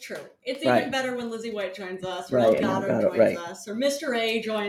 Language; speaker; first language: English; native; English